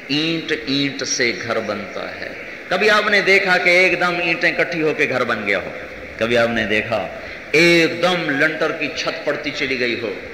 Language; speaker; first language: Urdu; non-native, local second language; Punjabi